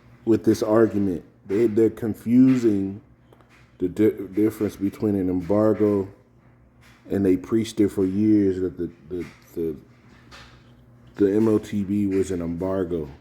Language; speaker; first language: English; native; English